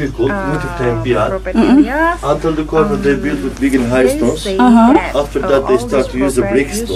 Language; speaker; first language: English; non-native, learner; Turkish